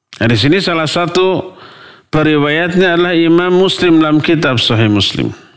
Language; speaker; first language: Indonesian; non-native, local second language; Sundanese